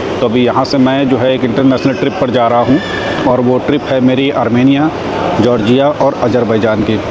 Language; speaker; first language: Hindi; native; Hindi